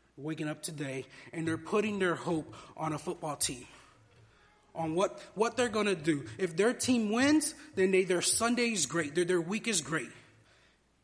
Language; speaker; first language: English; native; English